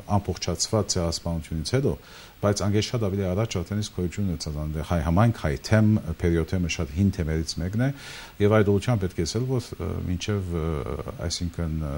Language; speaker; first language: Armenian; early bilingual, heritage; Armenian